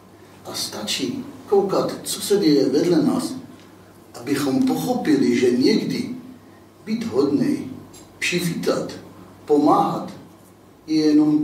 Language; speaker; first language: Czech; non-native, fluent; Hebrew